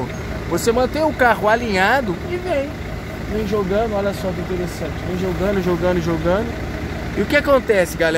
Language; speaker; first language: Portuguese; native; Portuguese